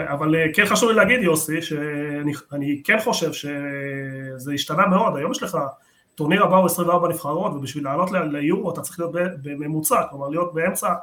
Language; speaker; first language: Hebrew; early bilingual, other home language; Spanish